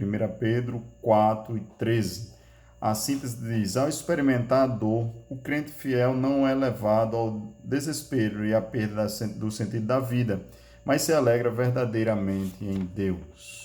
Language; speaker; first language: Portuguese; native; Portuguese